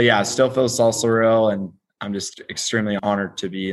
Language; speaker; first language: English; native; English